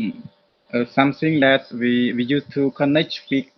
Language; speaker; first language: English; non-native, learner; Khmer